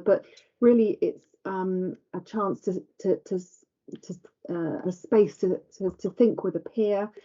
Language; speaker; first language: English; native; English